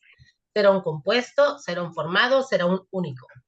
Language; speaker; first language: Spanish; native; Spanish